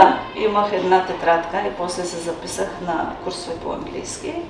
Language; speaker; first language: Bulgarian; non-native, local second language; Turkish